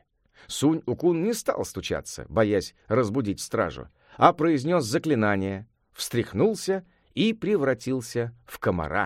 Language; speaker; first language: Russian; native; Russian